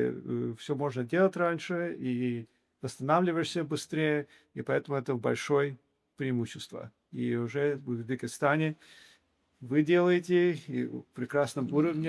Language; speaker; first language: Russian; early bilingual, heritage; English